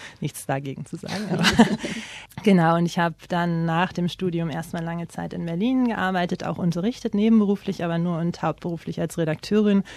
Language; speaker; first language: German; native; German